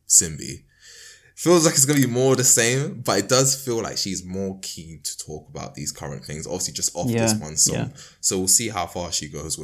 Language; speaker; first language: English; native; English